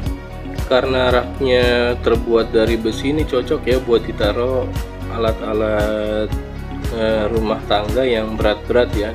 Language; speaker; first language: Indonesian; native; Indonesian